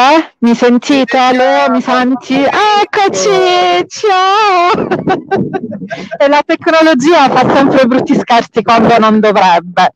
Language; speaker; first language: Italian; native; Italian